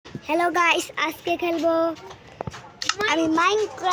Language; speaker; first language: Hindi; non-native, learner; Bangla